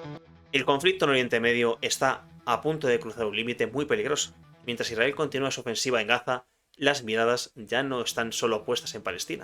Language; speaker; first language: Spanish; native; Spanish